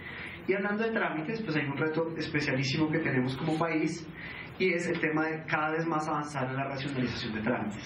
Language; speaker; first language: Spanish; native; Spanish